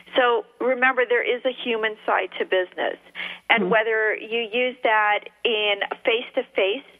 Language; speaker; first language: English; early bilingual, other home language; Spanish